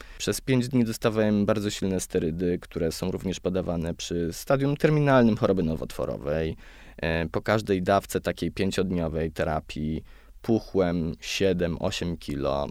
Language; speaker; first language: Polish; native; Polish